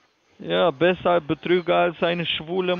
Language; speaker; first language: German; non-native, learner; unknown